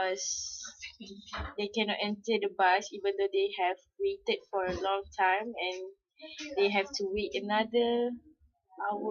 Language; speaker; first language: English; non-native, local second language; Malay